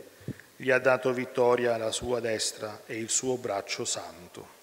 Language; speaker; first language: Italian; native; Italian